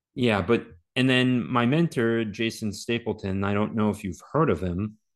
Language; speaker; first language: English; native; English